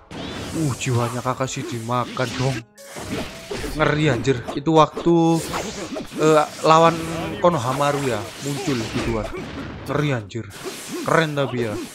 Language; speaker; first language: Indonesian; native; Indonesian